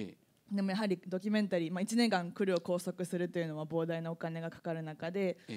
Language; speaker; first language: Japanese; native; Japanese